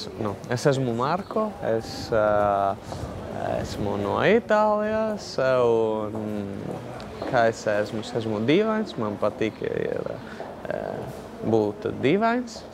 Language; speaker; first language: Latvian; non-native, learner; Italian